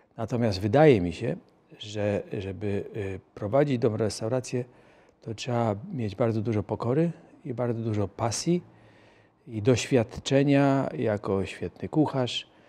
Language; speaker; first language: Polish; native; Polish